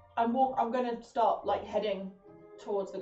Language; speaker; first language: English; native; English